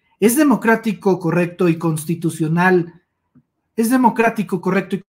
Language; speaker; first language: Spanish; native; Spanish